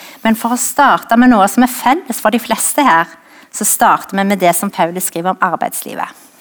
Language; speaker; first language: Norwegian; native; Norwegian